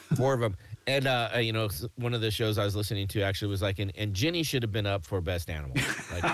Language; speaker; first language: English; native; English